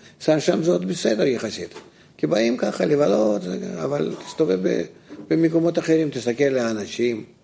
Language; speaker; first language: Hebrew; non-native, fluent; Russian